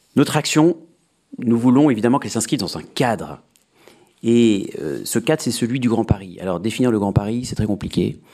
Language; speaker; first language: French; native; French